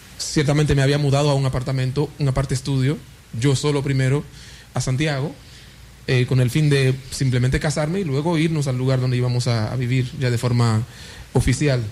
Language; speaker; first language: Spanish; non-native, fluent; Haitian Creole